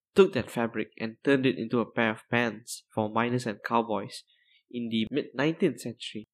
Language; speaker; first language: English; non-native, local second language; Tamil